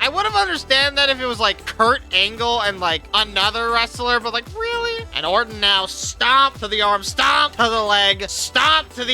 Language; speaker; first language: English; native; English